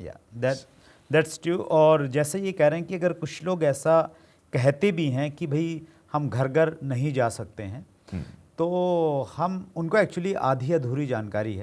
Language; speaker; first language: Hindi; native; Hindi